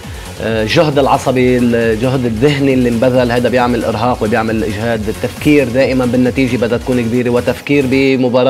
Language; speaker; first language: Arabic; native; Arabic